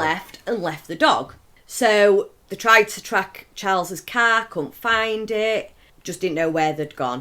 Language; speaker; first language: English; native; English